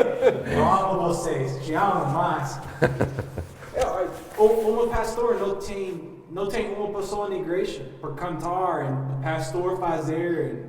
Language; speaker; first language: Portuguese; non-native, learner; English